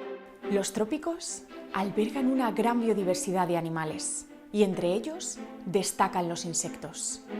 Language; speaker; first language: Spanish; native; Spanish